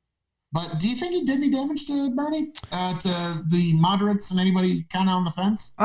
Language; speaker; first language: English; native; English